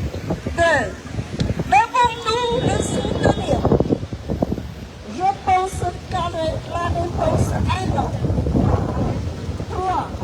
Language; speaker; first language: French; non-native, fluent; Khmer